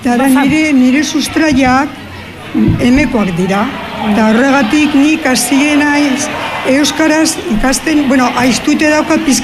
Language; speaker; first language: Basque; non-native, learner; Spanish